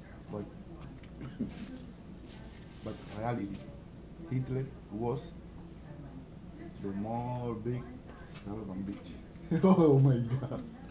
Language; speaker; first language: English; non-native, learner; Spanish